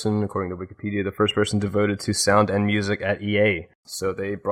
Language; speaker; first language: English; native; English